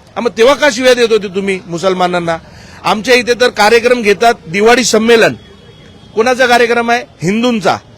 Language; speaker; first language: Marathi; non-native, local second language; Gujarati